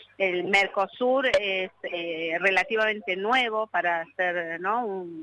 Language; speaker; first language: Spanish; native; Spanish